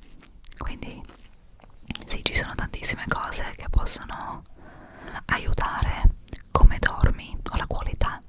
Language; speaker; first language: Italian; non-native, fluent; English